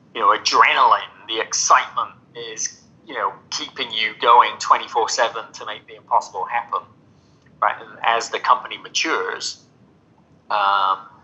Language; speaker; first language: English; native; English